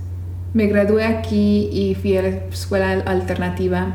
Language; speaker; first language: Spanish; early bilingual, other home language; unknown